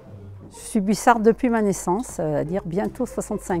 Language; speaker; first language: French; native; French